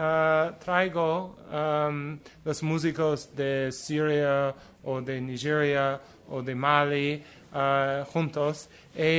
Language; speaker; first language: Spanish; non-native, learner; English